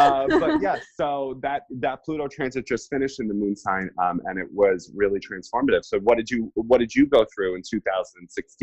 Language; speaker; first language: English; native; English